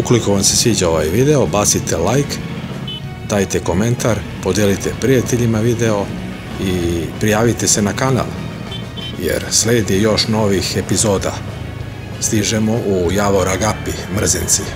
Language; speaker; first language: Croatian; native; Croatian